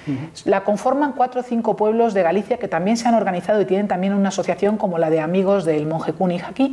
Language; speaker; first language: Spanish; native; Spanish